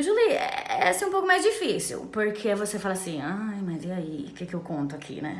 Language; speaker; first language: Portuguese; non-native, fluent; Romanian